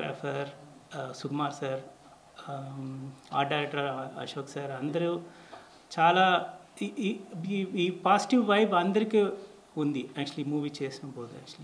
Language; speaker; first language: Telugu; non-native, learner; Tamil